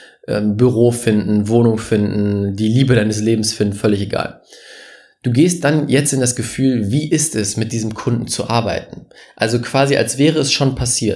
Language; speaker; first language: German; native; German